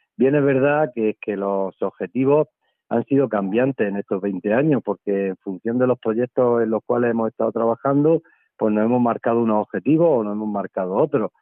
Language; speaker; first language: Spanish; native; Spanish